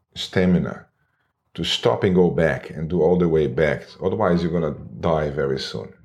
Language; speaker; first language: English; non-native, fluent; Portuguese